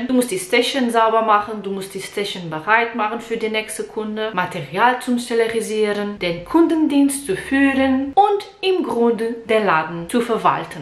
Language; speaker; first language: German; non-native, learner; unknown